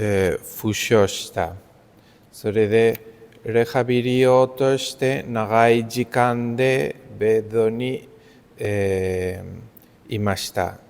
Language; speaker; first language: Japanese; non-native, learner; Spanish